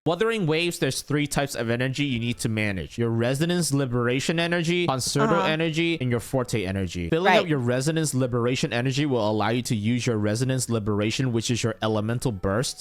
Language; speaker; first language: English; native; English